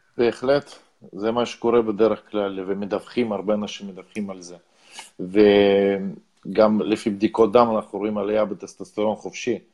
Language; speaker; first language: Hebrew; non-native, fluent; Russian